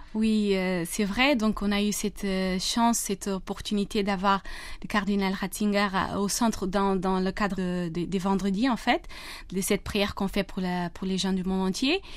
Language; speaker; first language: French; non-native, fluent; Portuguese